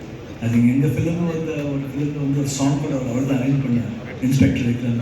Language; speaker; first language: Tamil; non-native, learner; Telugu